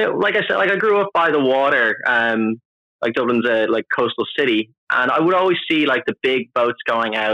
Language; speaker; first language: English; native; English